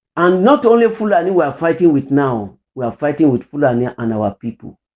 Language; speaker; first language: English; non-native, local second language; Yoruba